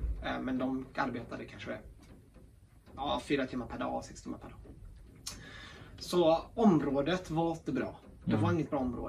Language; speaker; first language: Swedish; early bilingual, other home language; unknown